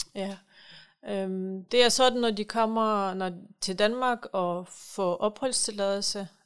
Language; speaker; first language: Danish; non-native, fluent; Ukrainian